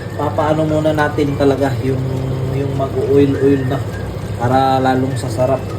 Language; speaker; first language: Filipino; non-native, local second language; Cebuano